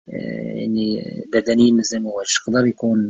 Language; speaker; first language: Arabic; native; Arabic